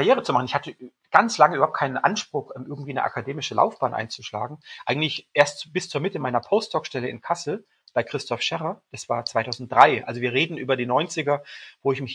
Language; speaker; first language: German; native; German